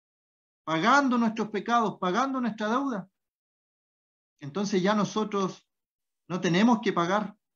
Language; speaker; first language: Spanish; native; Spanish